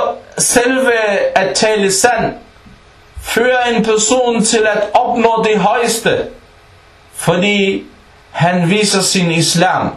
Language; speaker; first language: Danish; non-native, fluent; Arabic